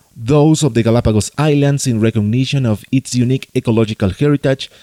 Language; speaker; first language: English; non-native, fluent; Spanish